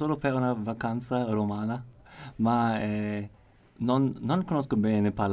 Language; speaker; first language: Italian; non-native, learner; German